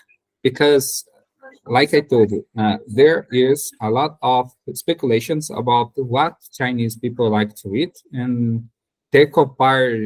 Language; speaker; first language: English; non-native, learner; Portuguese